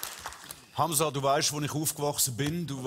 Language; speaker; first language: German; native; German